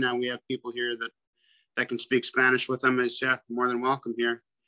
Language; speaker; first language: English; native; English